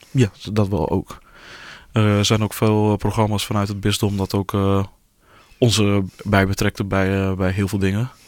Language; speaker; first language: Dutch; early bilingual, other home language; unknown